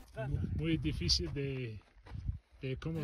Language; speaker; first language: Spanish; non-native, learner; English